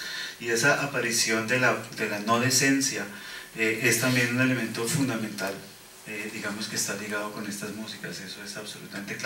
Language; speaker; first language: Spanish; native; Spanish